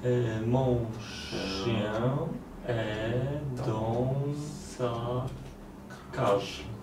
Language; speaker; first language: French; non-native, learner; Polish